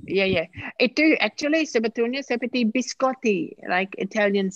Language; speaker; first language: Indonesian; non-native, fluent; English